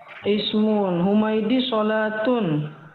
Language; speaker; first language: Arabic; non-native, fluent; Indonesian